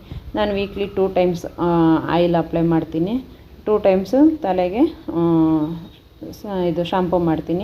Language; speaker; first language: Kannada; native; Kannada